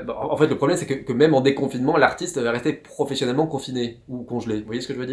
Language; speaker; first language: French; native; French